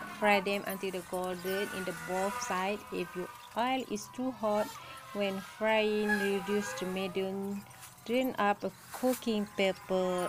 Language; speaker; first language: English; non-native, local second language; Malay